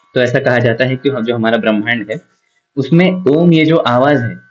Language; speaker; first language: Hindi; non-native, local second language; Marathi